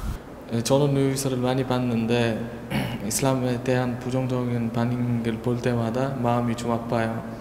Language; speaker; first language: Korean; non-native, fluent; Uzbek